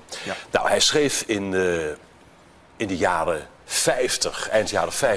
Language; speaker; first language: Dutch; native; Dutch